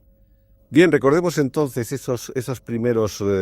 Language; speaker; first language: Spanish; native; Spanish